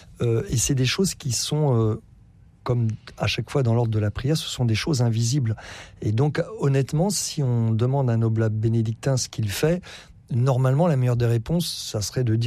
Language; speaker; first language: French; native; French